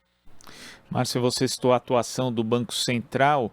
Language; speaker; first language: Portuguese; native; Portuguese